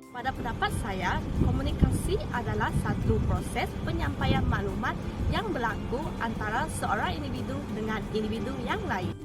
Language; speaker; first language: Malay; non-native, local second language; Iban